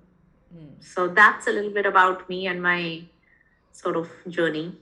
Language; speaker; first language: English; non-native, local second language; Hindi